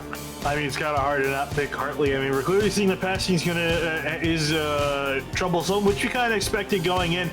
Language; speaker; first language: English; native; English